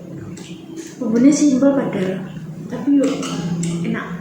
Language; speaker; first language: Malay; non-native, local second language; Javanese